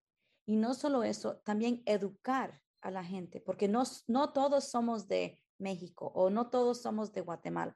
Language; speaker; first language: Spanish; early bilingual, heritage; Spanish